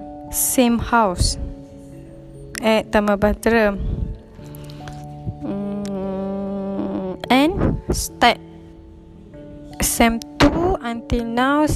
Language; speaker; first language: English; non-native, learner; Malay